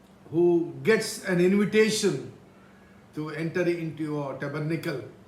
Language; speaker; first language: English; non-native, local second language; Telugu